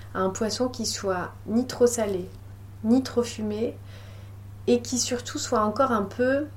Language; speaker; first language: French; native; French